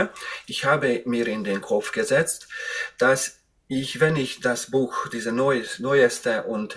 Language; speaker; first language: German; non-native, fluent; Hungarian